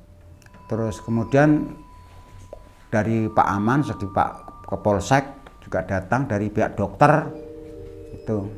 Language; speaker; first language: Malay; non-native, local second language; Javanese